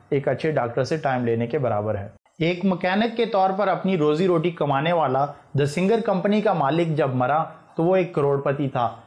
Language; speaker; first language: Urdu; native; Urdu